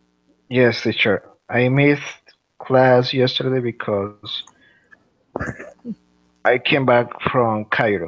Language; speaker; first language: English; non-native, learner; Spanish